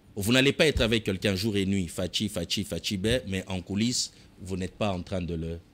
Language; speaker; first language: French; non-native, local second language; Swahili